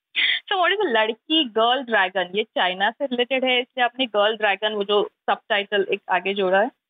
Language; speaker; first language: Hindi; non-native, local second language; Marathi